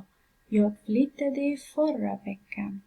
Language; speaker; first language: Swedish; non-native, fluent; Pashto